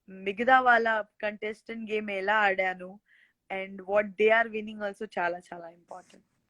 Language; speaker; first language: Telugu; non-native, local second language; Gujarati